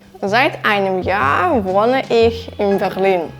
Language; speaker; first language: German; non-native, fluent; Ukrainian